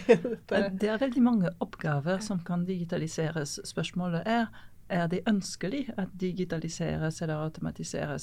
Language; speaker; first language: Norwegian; non-native, fluent; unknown